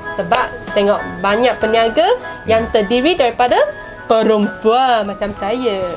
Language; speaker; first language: Malay; non-native, local second language; Chinese